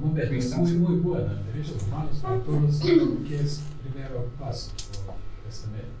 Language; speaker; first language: Spanish; non-native, learner; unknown